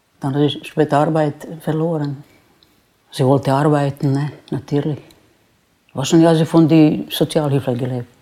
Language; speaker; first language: German; non-native, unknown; Croatian